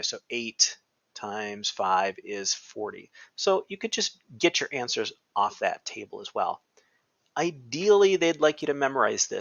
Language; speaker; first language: English; native; English